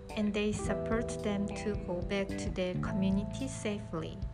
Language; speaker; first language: English; non-native, learner; Korean